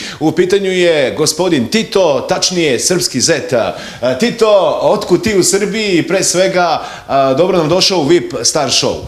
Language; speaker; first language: Bosnian; native; Bosnian